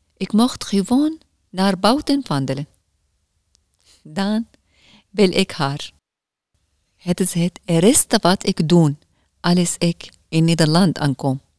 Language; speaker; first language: Dutch; non-native, learner; Arabic